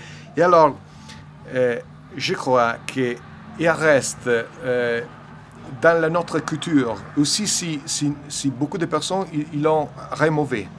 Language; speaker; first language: French; non-native, learner; Italian